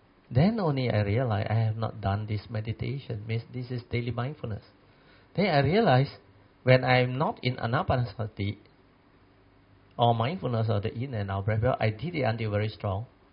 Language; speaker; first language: English; non-native, local second language; Min Nan Chinese